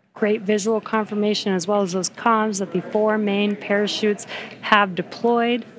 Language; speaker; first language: English; native; English